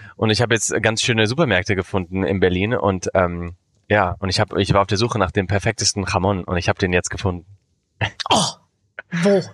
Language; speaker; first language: German; early bilingual, heritage; German